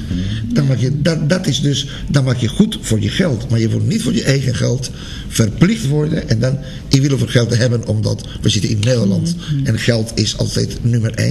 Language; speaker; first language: Dutch; non-native, fluent; Spanish